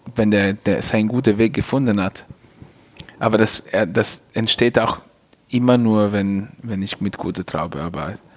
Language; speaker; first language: German; non-native, fluent; Italian